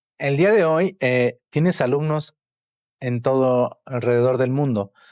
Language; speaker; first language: Spanish; native; Spanish